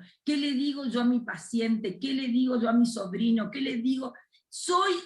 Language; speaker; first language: Spanish; native; Spanish